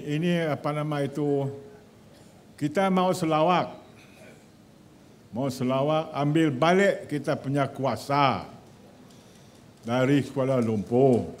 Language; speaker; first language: Malay; native; Malay